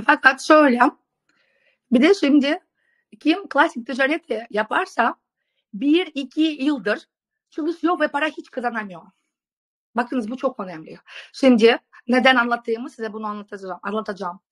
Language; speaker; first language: Turkish; non-native, fluent; Russian